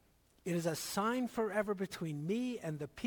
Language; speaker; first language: English; native; English